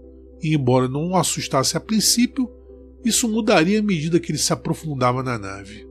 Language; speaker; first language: Portuguese; native; Portuguese